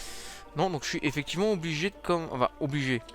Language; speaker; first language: French; native; French